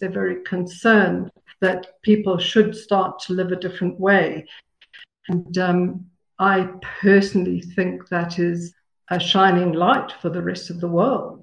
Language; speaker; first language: English; native; English